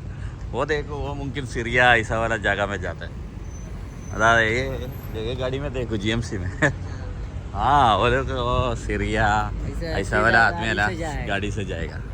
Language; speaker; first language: Hindi; non-native, local second language; Malayalam